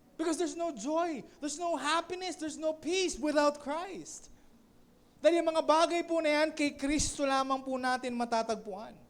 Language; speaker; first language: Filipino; native; Filipino